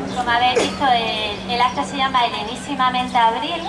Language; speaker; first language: Spanish; native; Spanish